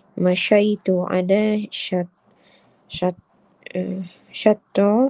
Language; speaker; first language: Arabic; non-native, learner; Malay